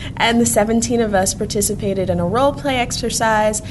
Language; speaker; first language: English; native; English